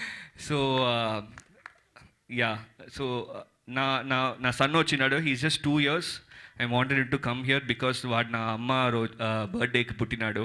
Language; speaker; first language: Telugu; early bilingual, heritage; Telugu